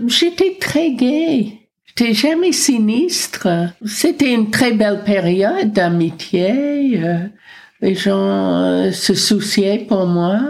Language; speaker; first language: French; non-native, fluent; English